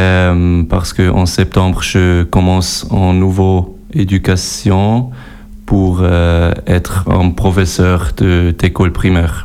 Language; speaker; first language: French; non-native, learner; German